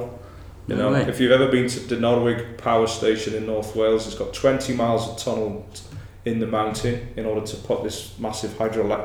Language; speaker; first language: English; native; English